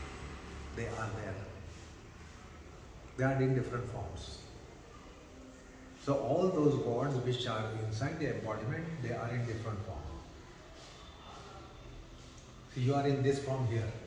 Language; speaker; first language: English; non-native, fluent; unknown